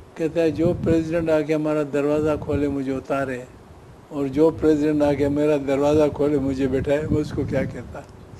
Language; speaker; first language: Urdu; non-native, local second language; Sindhi